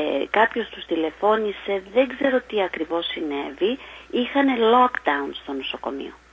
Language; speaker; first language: Greek; native; Greek